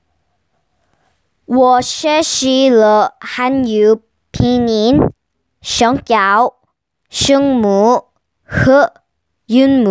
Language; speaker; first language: Chinese; non-native, learner; Korean